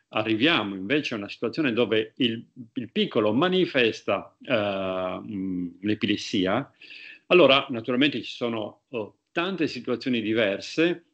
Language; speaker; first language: Italian; native; Italian